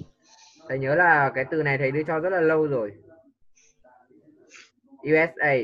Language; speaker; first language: Vietnamese; native; Vietnamese